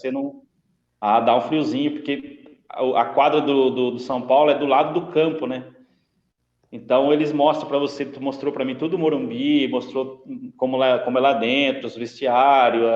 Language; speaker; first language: Portuguese; native; Portuguese